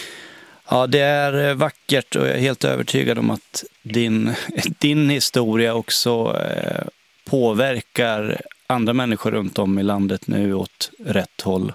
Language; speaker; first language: Swedish; native; Swedish